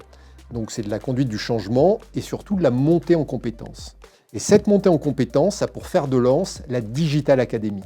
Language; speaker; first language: French; native; French